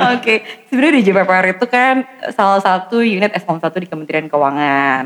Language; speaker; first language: Indonesian; native; Indonesian